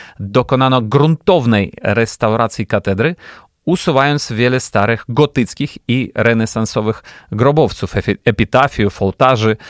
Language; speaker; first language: Polish; non-native, fluent; Ukrainian